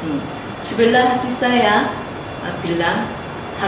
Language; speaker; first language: Indonesian; non-native, learner; Korean